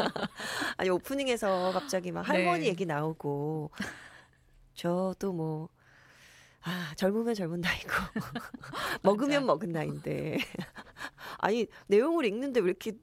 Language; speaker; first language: Korean; native; Korean